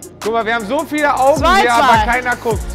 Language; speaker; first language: German; native; German